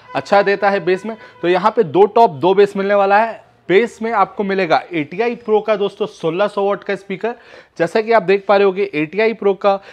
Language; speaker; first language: Hindi; native; Hindi